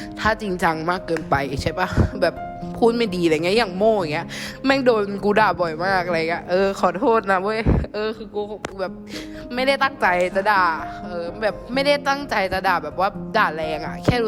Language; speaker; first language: Thai; native; Thai